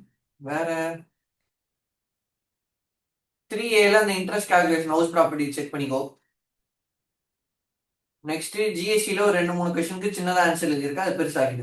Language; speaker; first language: Tamil; native; Tamil